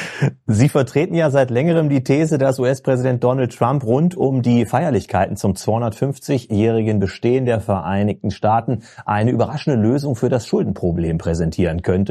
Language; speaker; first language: German; native; German